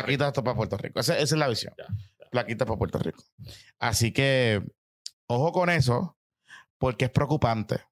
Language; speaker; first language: Spanish; native; Spanish